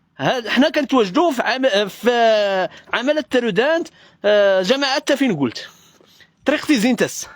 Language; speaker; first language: Arabic; native; Arabic